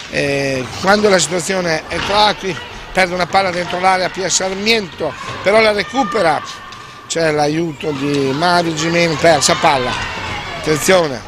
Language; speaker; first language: Italian; native; Italian